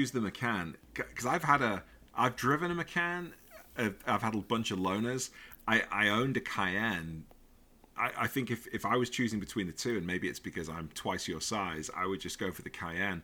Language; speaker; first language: English; native; English